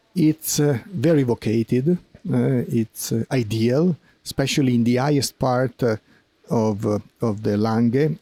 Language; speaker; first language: English; non-native, fluent; Italian